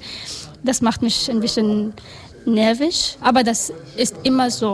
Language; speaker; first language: German; non-native, learner; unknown